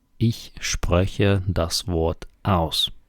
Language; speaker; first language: German; non-native, fluent; Ukrainian